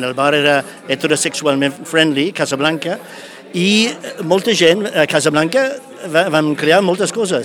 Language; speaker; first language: Catalan; non-native, fluent; English